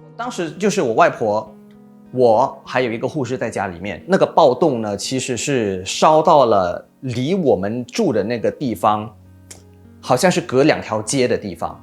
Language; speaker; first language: Chinese; early bilingual, heritage; Chinese